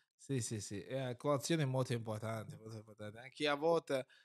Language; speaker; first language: Italian; non-native, fluent; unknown